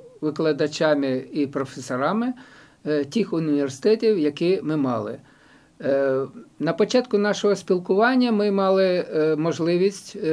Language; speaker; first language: Ukrainian; non-native, local second language; Russian